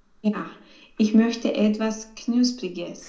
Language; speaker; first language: German; non-native, learner; Romanian